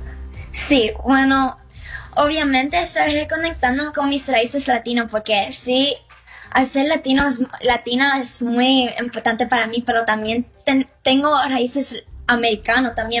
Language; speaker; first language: Spanish; early bilingual, heritage; Spanish